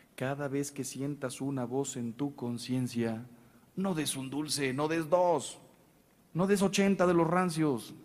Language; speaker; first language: Spanish; native; Spanish